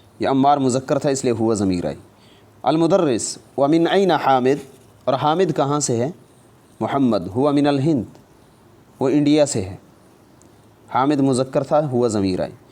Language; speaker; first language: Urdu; non-native, local second language; Punjabi